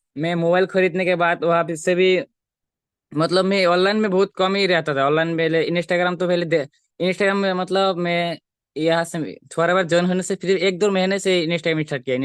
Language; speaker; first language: Hindi; non-native, local second language; Bangla